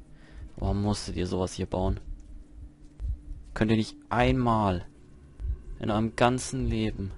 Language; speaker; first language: German; native; German